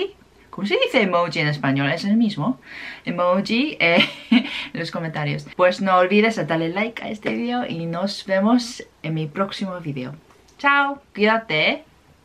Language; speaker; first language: Spanish; non-native, fluent; Korean